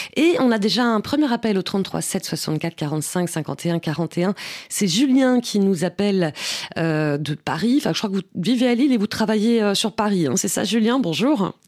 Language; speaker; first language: French; native; French